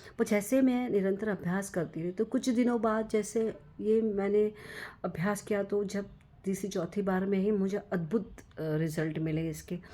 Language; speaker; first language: Hindi; native; Hindi